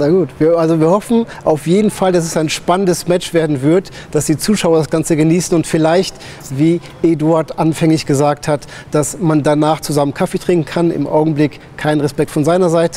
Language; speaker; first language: German; native; German